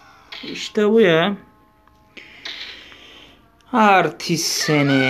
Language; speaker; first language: Turkish; native; Turkish